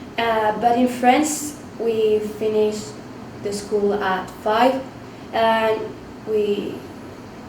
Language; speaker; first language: English; non-native, learner; French